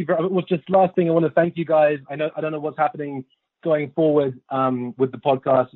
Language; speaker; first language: English; native; English